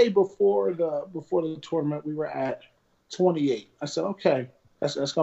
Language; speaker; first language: English; native; English